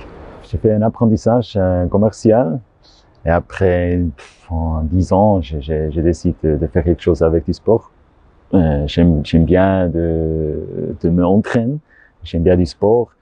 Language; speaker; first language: French; non-native, learner; German